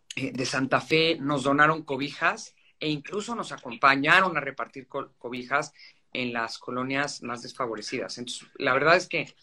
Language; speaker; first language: Spanish; native; Spanish